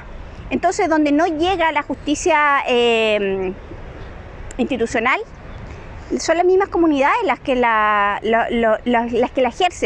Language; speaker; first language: Spanish; native; Spanish